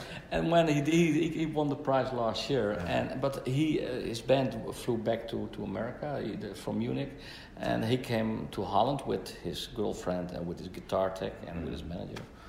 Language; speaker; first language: English; non-native, fluent; Dutch